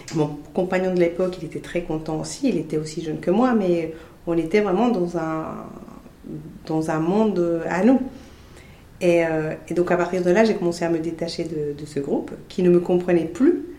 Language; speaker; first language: French; non-native, fluent; Spanish